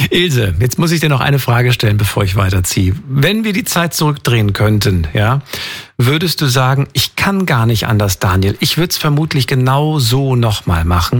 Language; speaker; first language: German; native; German